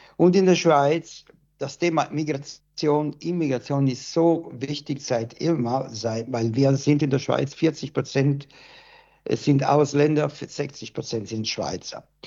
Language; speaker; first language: German; non-native, fluent; Italian